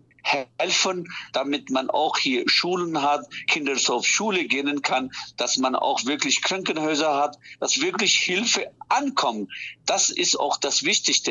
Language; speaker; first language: German; non-native, fluent; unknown